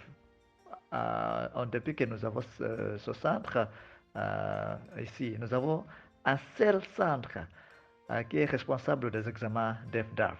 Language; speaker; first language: French; non-native, fluent; Nyanja